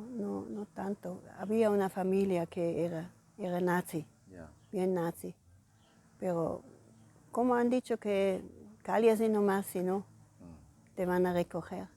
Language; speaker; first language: Spanish; non-native, fluent; German